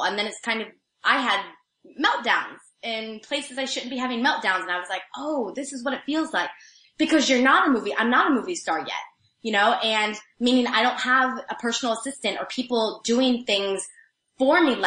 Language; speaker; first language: English; native; English